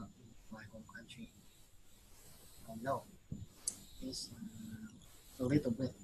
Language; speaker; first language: English; non-native, learner; Vietnamese